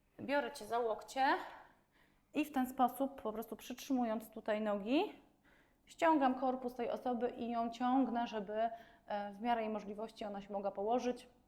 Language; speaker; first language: Polish; native; Polish